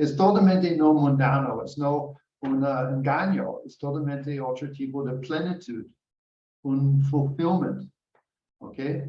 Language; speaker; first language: Spanish; non-native, learner; English